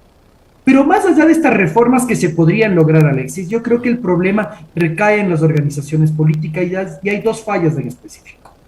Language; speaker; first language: Spanish; native; Spanish